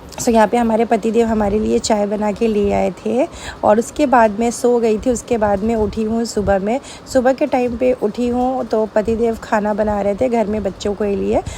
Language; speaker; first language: Hindi; native; Hindi